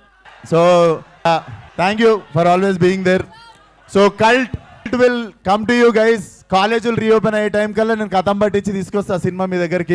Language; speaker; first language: Telugu; native; Telugu